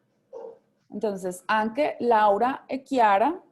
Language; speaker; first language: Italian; non-native, fluent; Spanish